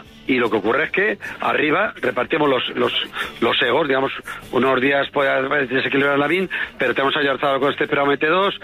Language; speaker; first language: Spanish; native; Spanish